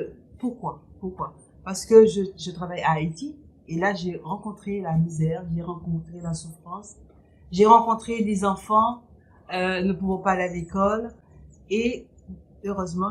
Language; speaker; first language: French; native; French